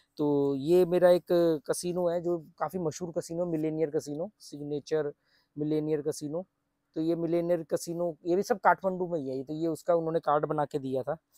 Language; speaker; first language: Hindi; native; Hindi